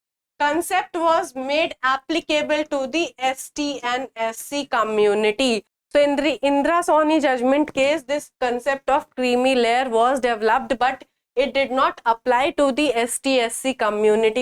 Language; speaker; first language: English; non-native, local second language; Hindi